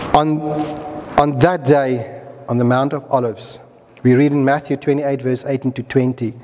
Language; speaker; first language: English; non-native, local second language; Afrikaans